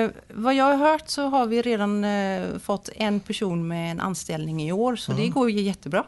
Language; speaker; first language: Swedish; non-native, fluent; Dutch